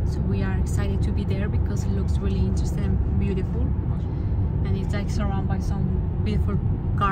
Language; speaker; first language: English; non-native, fluent; Spanish